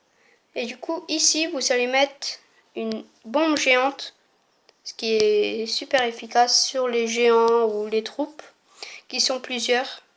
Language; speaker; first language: French; native; French